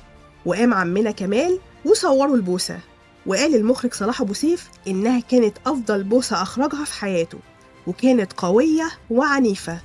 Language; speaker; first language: Arabic; native; Arabic